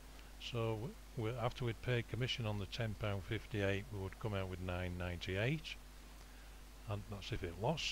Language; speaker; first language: English; native; English